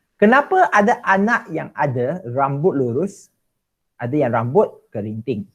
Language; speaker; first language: Malay; non-native, local second language; Chinese